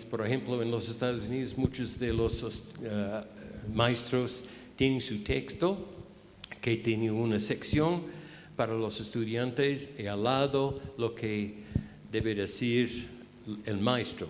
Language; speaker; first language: Spanish; non-native, fluent; English